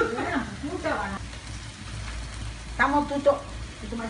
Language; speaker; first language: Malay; non-native, local second language; Tamil